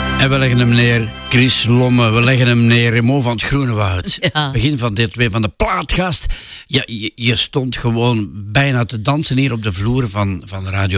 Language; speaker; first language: Dutch; native; Dutch